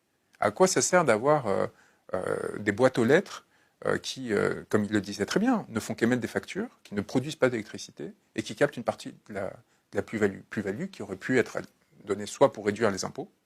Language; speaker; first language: French; native; French